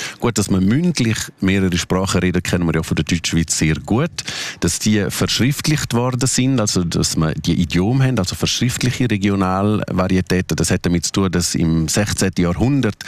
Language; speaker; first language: German; non-native, local second language; Romansh